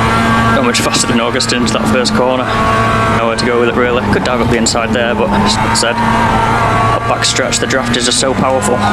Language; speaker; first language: English; native; English